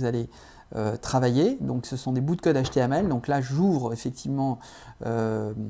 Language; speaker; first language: French; native; French